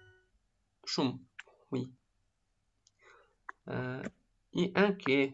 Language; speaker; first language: French; non-native, fluent; Russian